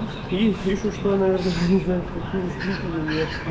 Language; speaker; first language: Russian; non-native, learner; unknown